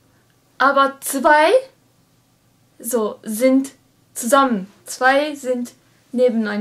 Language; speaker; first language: German; non-native, learner; Japanese